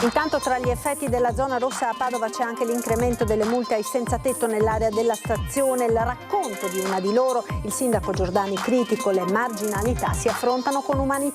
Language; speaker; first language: Italian; native; Italian